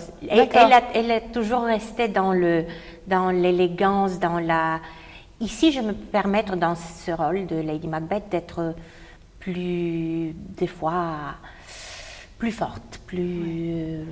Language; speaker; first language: French; non-native, fluent; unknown